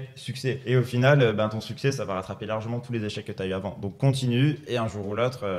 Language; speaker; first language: French; native; French